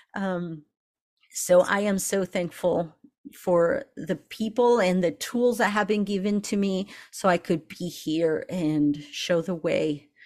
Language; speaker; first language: English; early bilingual, other home language; Spanish